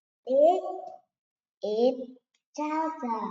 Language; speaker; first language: English; non-native, learner; Vietnamese